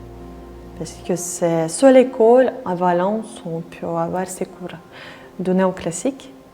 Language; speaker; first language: French; non-native, fluent; Russian